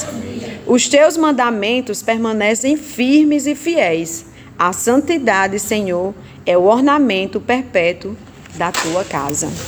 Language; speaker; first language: Portuguese; native; Portuguese